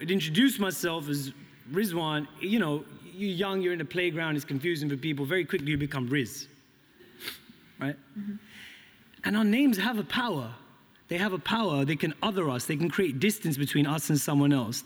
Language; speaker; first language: English; native; English